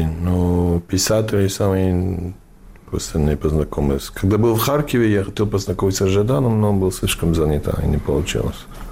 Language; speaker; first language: Russian; non-native, learner; English